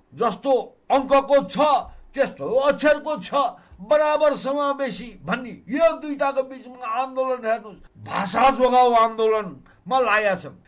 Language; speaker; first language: Nepali; native; Nepali